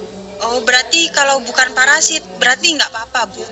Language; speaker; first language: Indonesian; native; Indonesian